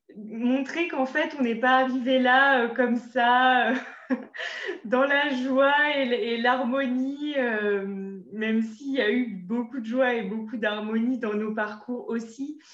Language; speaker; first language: French; native; French